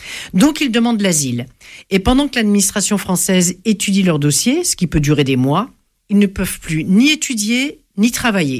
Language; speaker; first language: French; native; French